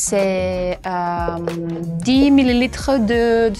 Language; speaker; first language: French; non-native, local second language; Dutch